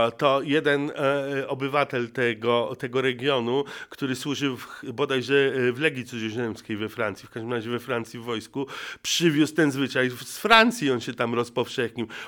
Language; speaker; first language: Polish; native; Polish